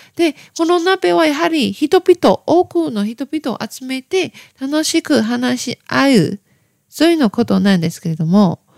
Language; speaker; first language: Japanese; non-native, learner; Chinese